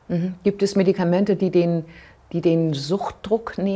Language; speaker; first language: German; native; German